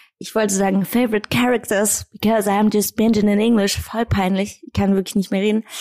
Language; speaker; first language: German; native; German